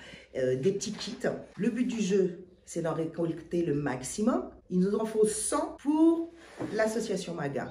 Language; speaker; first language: French; native; French